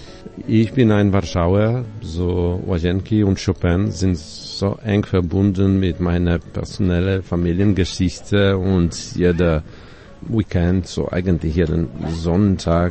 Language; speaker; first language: German; non-native, fluent; Polish